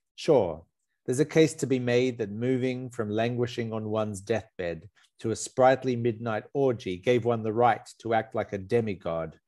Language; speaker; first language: English; native; English